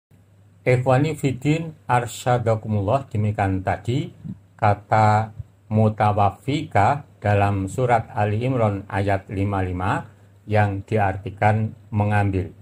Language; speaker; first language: Indonesian; native; Indonesian